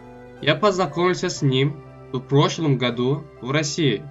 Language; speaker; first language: Russian; non-native, local second language; Tajik